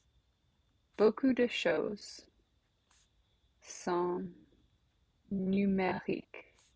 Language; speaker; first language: French; non-native, learner; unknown